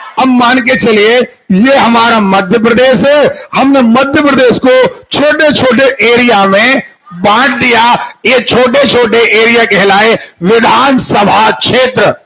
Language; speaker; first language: Hindi; native; Hindi